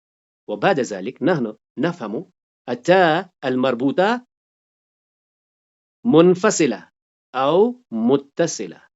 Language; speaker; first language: Arabic; non-native, fluent; Urdu